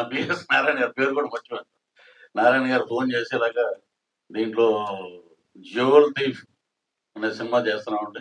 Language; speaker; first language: Telugu; native; Telugu